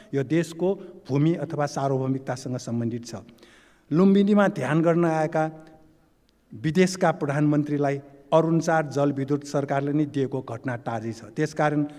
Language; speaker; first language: Nepali; non-native, local second language; Newari